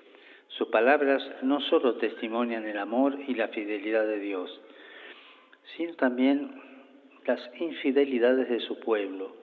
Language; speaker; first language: Spanish; native; Spanish